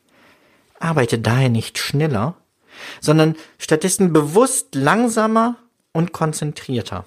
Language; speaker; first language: German; native; German